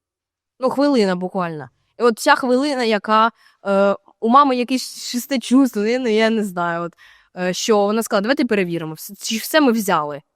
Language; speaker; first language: Ukrainian; native; Ukrainian